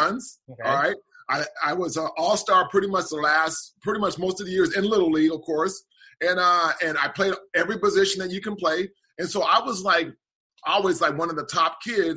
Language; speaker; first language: English; native; English